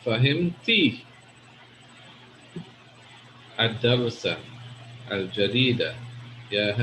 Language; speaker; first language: Arabic; non-native, fluent; English